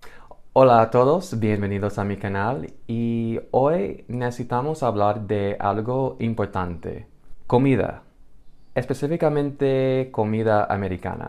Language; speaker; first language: Spanish; non-native, fluent; English